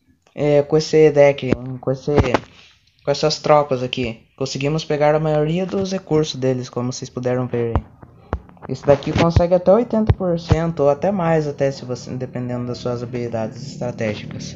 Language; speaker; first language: Portuguese; native; Portuguese